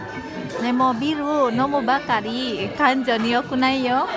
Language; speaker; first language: Japanese; non-native, learner; Indonesian